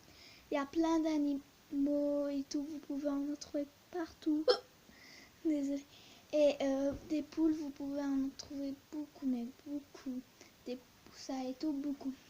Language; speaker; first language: French; early bilingual, other home language; Turkish